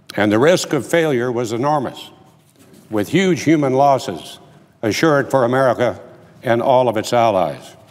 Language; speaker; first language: English; native; English